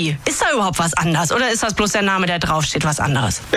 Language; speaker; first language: German; native; German